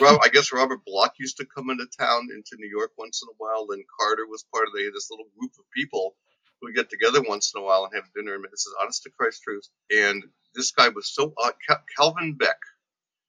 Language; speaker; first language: English; native; English